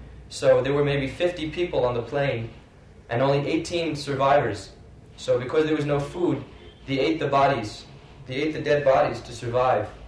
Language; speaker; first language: English; native; English